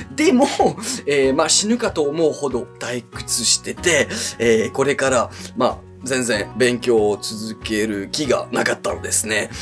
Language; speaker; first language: Japanese; non-native, fluent; French